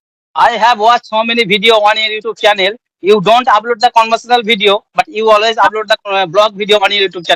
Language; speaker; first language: English; non-native, learner; Bangla